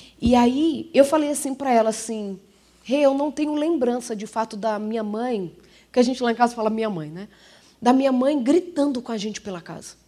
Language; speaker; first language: Portuguese; native; Portuguese